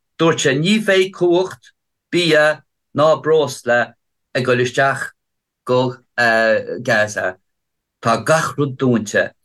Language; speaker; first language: Irish; native; Irish